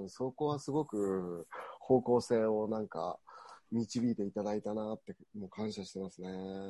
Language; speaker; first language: Japanese; native; Japanese